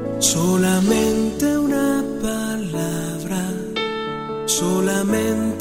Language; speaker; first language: Spanish; native; Spanish